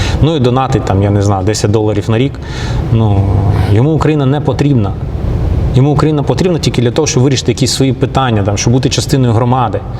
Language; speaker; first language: Ukrainian; non-native, local second language; Russian